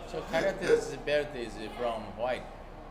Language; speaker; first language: English; non-native, learner; Japanese